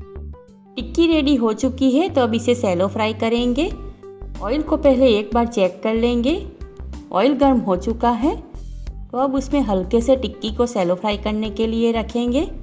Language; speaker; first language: Hindi; non-native, local second language; Gujarati